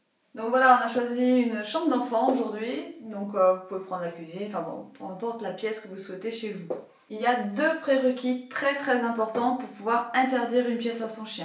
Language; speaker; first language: French; native; French